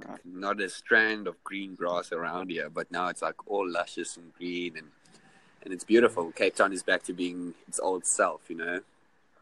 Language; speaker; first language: English; non-native, local second language; Afrikaans